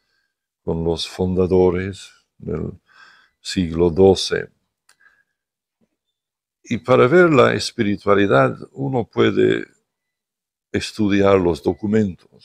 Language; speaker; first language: Spanish; non-native, fluent; English